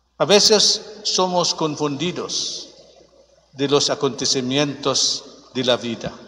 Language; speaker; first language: Spanish; non-native, fluent; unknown